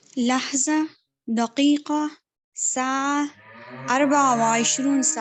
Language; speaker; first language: Arabic; non-native, learner; Urdu